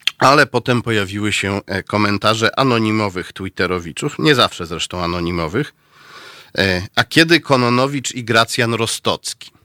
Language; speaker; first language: Polish; native; Polish